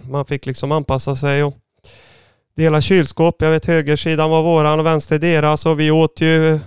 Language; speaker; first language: Swedish; early bilingual, other home language; Bosnian